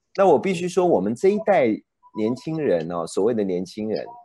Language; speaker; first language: Chinese; native; Chinese